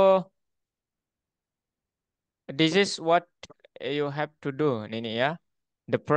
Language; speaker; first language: English; non-native, fluent; Indonesian